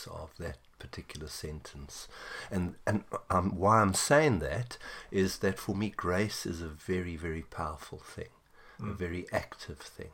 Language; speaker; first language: English; native; English